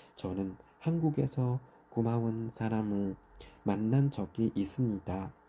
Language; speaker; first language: Korean; non-native, learner; Chinese